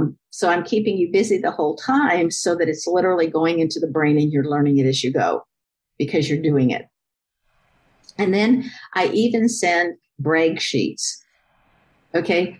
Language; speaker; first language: English; native; English